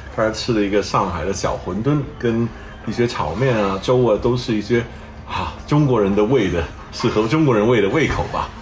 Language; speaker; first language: Chinese; native; Chinese